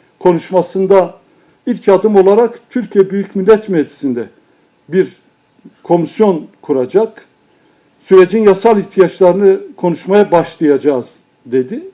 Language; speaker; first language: Turkish; non-native, local second language; Kurdish